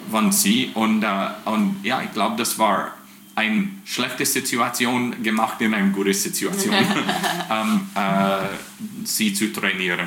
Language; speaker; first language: German; non-native, fluent; English